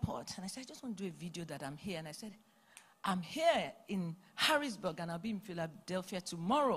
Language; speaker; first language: English; non-native, local second language; Yoruba